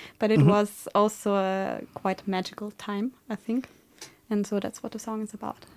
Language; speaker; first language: English; non-native, fluent; German